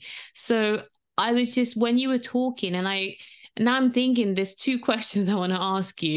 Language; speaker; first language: English; non-native, local second language; Yoruba